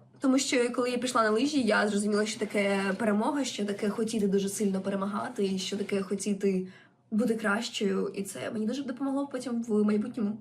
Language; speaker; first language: Ukrainian; non-native, local second language; Russian